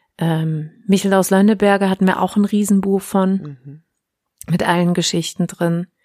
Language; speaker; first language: German; native; German